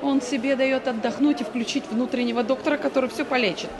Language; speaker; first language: Polish; non-native, learner; Russian